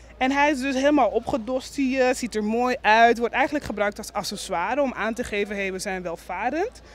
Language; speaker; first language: Dutch; non-native, local second language; Papiamento